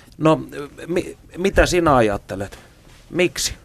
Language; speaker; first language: Finnish; native; Finnish